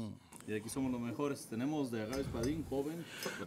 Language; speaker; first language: Spanish; native; Spanish